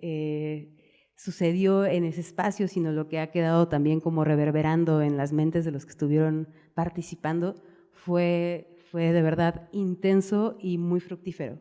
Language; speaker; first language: Spanish; native; Spanish